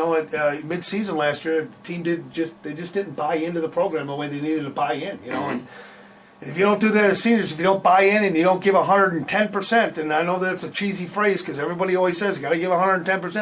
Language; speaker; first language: English; native; English